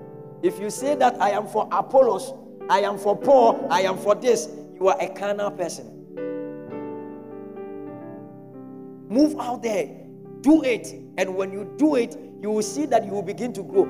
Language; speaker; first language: English; non-native, local second language; Akan